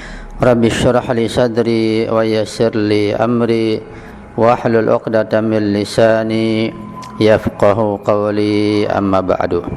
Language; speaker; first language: Arabic; non-native, fluent; Indonesian